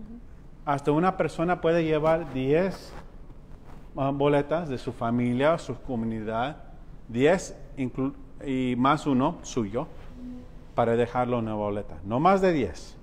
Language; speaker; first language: Spanish; early bilingual, heritage; Spanish